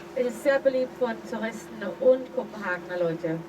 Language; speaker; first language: German; non-native, fluent; Danish